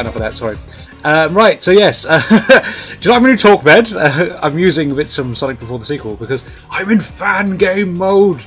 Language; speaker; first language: English; native; English